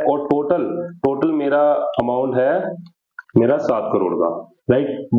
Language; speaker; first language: Hindi; native; Hindi